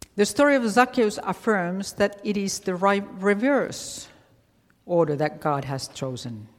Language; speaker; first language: English; non-native, fluent; Finnish